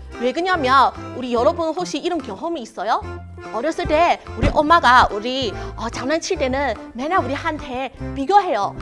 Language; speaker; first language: Korean; non-native, learner; Chinese